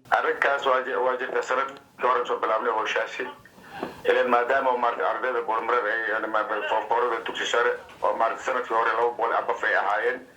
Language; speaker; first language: Somali; native; Somali